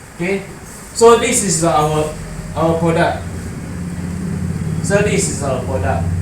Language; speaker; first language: English; non-native, learner; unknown